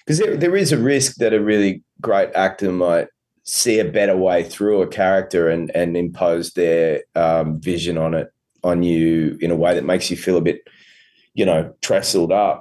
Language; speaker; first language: English; native; English